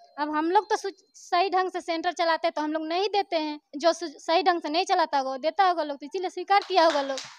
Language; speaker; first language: Hindi; native; Hindi